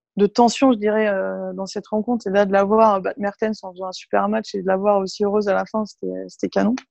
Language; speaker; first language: French; native; French